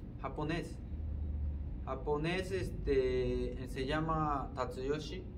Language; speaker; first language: Spanish; non-native, fluent; Japanese